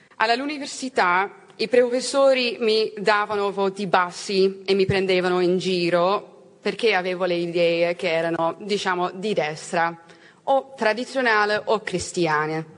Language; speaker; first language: Italian; non-native, learner; Dutch